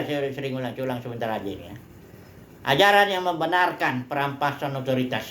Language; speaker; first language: Indonesian; native; Indonesian